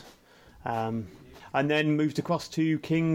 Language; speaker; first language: English; native; English